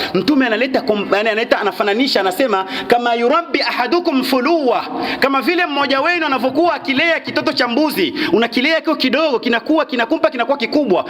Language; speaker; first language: Swahili; native; Swahili